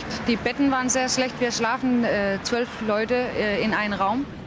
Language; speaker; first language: German; non-native, fluent; Danish